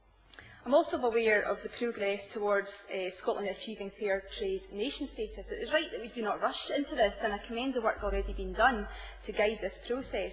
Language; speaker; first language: English; native; English